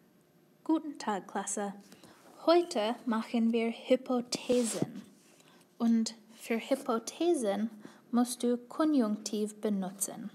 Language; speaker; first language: German; non-native, fluent; English